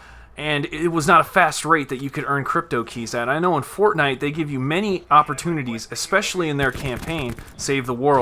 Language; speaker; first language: English; native; English